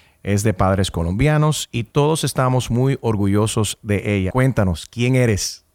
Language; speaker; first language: Spanish; early bilingual, heritage; Spanish